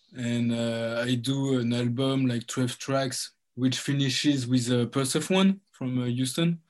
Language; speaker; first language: English; early bilingual, heritage; French